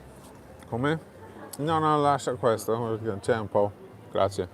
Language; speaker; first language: Italian; non-native, fluent; English